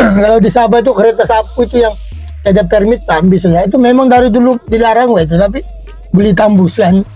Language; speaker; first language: Malay; non-native, fluent; Filipino